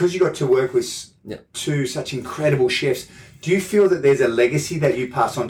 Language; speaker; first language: English; native; English